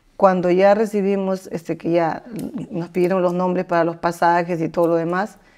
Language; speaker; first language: Spanish; native; Spanish